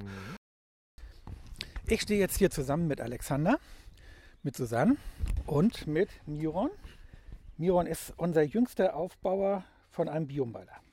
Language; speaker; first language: German; native; German